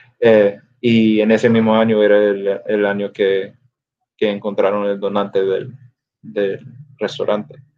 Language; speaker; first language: Spanish; early bilingual, other home language; English